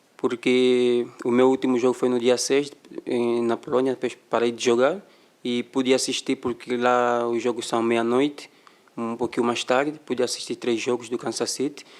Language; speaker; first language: Portuguese; non-native, fluent; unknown